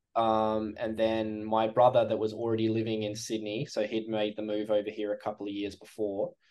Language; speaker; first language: English; native; English